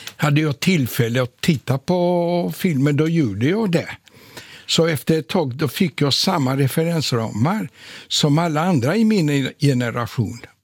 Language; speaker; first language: Swedish; non-native, fluent; Polish